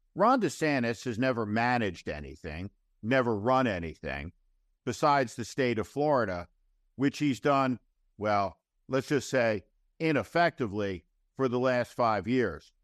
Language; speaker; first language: English; native; English